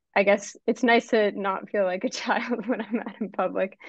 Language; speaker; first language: English; native; English